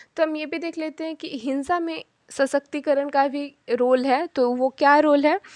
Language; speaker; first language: Hindi; native; Hindi